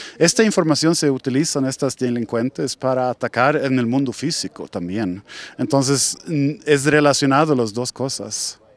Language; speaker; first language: Spanish; non-native, fluent; Swedish